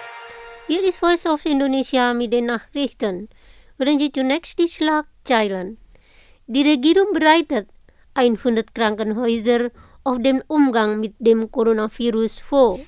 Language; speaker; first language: German; non-native, fluent; Indonesian